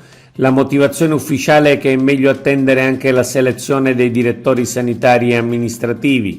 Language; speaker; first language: Italian; native; Italian